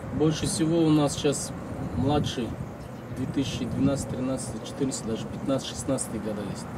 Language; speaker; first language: Russian; non-native, local second language; Kazakh